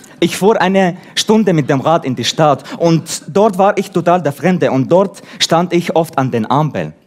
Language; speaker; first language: German; non-native, fluent; Arabic